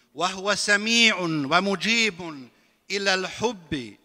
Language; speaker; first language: Arabic; non-native, fluent; Bosnian